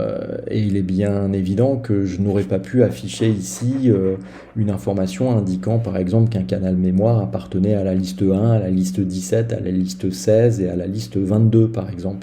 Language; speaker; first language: French; native; French